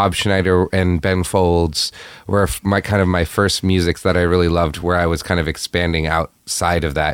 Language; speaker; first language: English; native; English